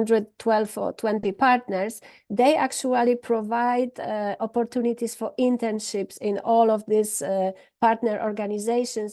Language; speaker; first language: English; non-native, fluent; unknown